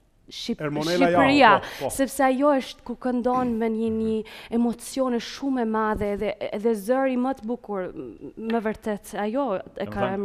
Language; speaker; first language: Albanian; early bilingual, heritage; Spanish